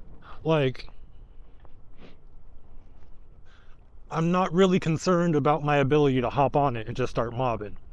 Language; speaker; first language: English; native; English